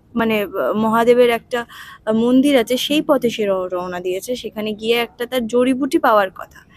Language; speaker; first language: Bangla; non-native, learner; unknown